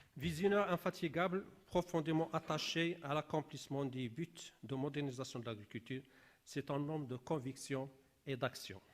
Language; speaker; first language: French; non-native, local second language; Arabic